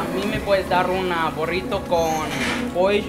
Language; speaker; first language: Spanish; non-native, fluent; English